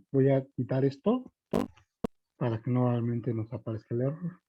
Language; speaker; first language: Spanish; native; Spanish